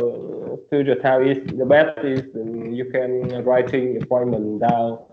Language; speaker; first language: English; non-native, learner; Vietnamese